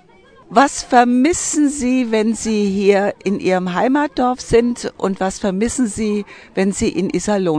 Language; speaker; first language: German; native; German